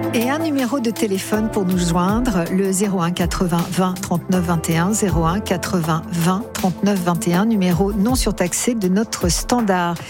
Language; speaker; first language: French; native; French